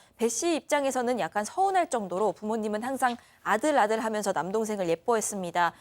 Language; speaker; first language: Korean; native; Korean